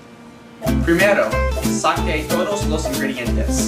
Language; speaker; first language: Spanish; non-native, learner; English